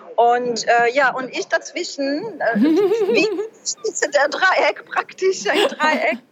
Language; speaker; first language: German; non-native, fluent; French